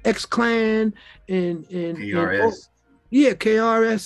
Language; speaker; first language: English; native; English